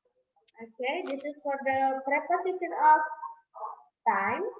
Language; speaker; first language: English; non-native, fluent; Indonesian